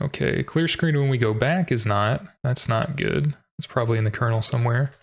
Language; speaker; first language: English; native; English